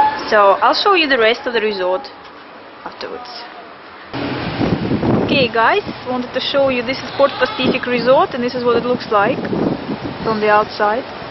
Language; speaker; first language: English; non-native, fluent; Russian